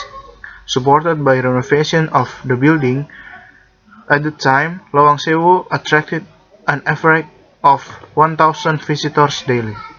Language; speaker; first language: English; non-native, learner; Indonesian